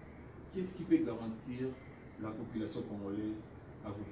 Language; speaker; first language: French; non-native, local second language; Lingala